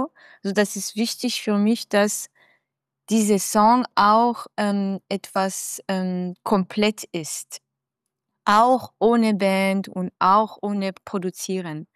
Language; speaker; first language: German; non-native, fluent; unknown